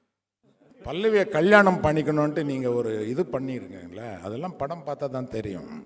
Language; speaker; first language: Tamil; non-native, local second language; Telugu